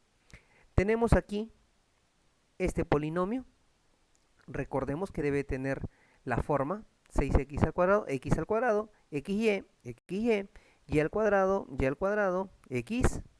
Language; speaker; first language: Spanish; native; Spanish